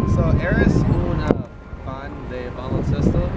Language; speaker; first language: Spanish; non-native, learner; English